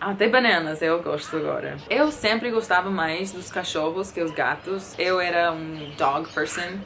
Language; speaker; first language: Portuguese; non-native, fluent; English